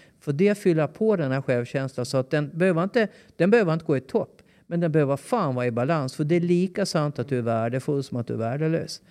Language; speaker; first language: Swedish; native; Swedish